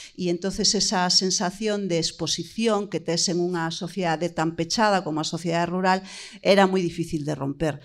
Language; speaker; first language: Galician; native; Galician